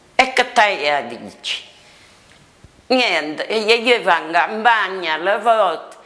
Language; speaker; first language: Italian; native; Italian